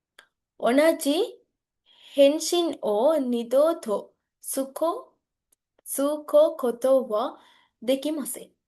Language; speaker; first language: Japanese; non-native, learner; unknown